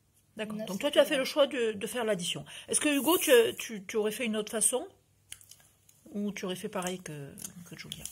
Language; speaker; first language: French; native; French